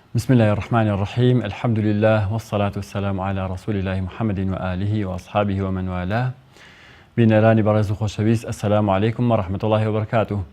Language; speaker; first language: Central Kurdish; native; Central Kurdish